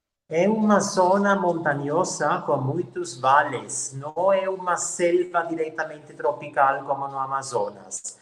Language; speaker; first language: Portuguese; non-native, learner; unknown